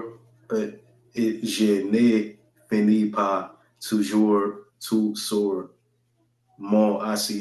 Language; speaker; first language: French; non-native, learner; English